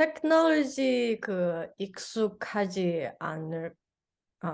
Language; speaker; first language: Korean; non-native, learner; English